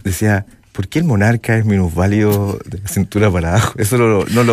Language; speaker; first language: Spanish; native; Spanish